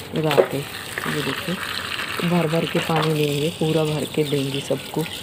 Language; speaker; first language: Hindi; non-native, local second language; Punjabi